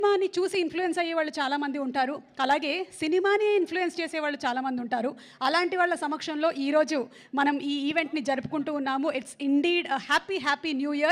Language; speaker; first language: Telugu; native; Telugu